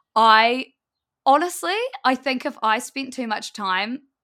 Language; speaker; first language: English; native; English